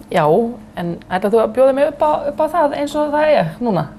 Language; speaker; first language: Icelandic; non-native, fluent; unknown